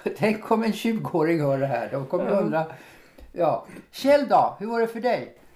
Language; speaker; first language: Swedish; native; Swedish